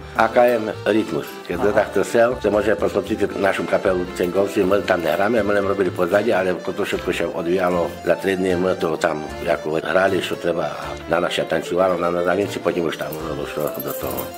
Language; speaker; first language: Slovak; non-native, local second language; Rusyn